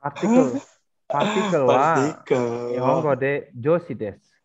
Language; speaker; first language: Japanese; non-native, fluent; Indonesian